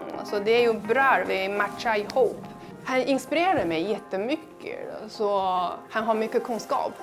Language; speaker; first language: Swedish; non-native, fluent; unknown